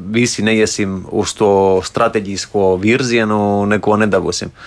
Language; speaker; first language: Latvian; non-native, fluent; Spanish